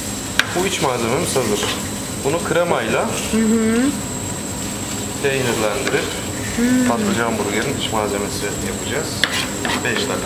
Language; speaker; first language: Turkish; native; Turkish